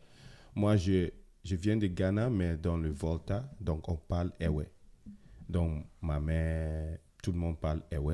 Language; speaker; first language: French; non-native, fluent; Ewe